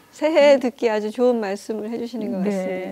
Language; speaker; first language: Korean; native; Korean